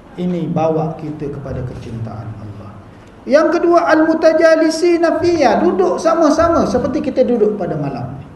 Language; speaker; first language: Malay; native; Malay